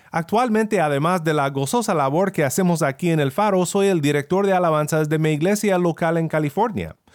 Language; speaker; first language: Spanish; non-native, fluent; English